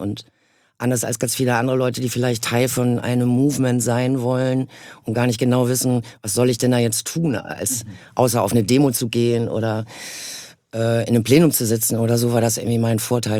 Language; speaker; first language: German; native; German